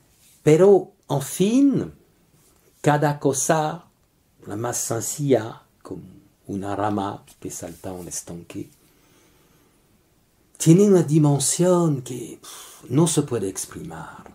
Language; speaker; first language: Spanish; non-native, learner; French